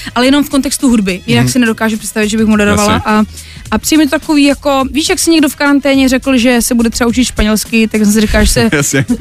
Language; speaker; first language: Czech; non-native, local second language; Polish